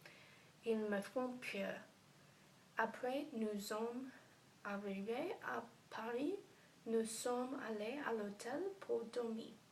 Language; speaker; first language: French; non-native, learner; English